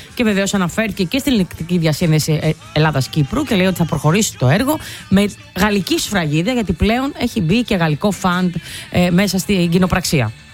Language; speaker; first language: Greek; native; Greek